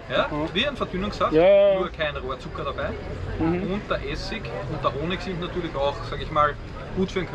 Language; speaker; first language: German; native; German